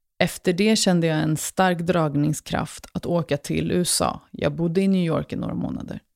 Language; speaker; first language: Swedish; early bilingual, other home language; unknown